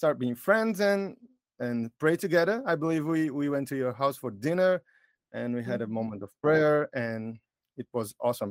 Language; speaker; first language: English; non-native, fluent; Portuguese